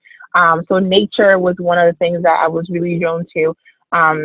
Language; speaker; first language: English; early bilingual, other home language; French